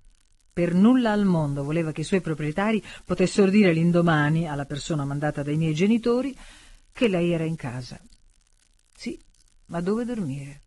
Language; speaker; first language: Italian; native; Italian